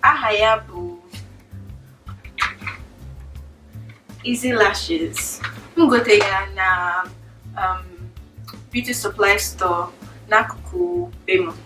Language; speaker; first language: Igbo; early bilingual, heritage; English